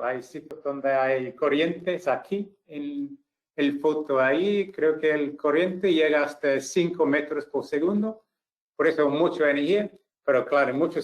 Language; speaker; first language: Spanish; non-native, fluent; English